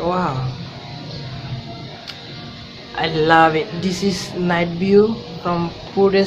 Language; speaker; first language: English; non-native, learner; Bangla